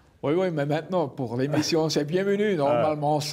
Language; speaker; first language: French; non-native, local second language; German